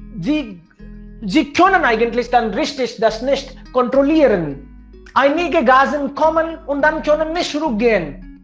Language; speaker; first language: German; non-native, fluent; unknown